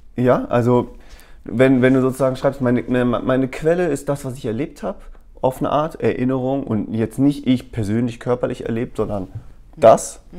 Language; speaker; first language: German; native; German